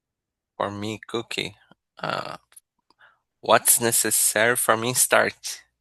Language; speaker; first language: English; non-native, learner; Portuguese